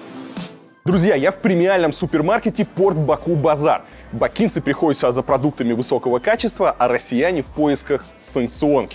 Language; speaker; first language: Russian; native; Russian